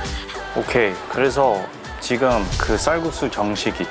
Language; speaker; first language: Korean; early bilingual, heritage; English